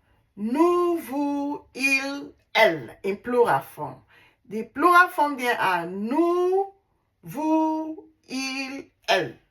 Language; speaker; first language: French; non-native, learner; Igbo